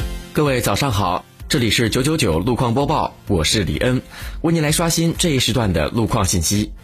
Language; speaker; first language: Chinese; native; Chinese